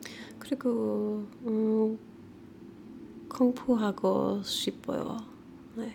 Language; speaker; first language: Korean; non-native, learner; English